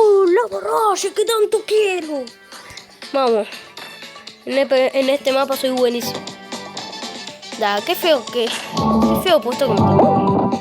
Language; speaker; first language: Spanish; native; Spanish